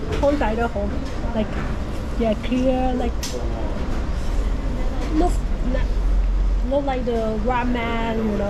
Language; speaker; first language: English; non-native, local second language; Cantonese